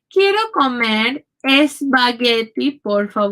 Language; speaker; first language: Spanish; non-native, fluent; English